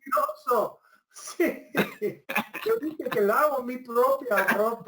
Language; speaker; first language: Spanish; non-native, fluent; English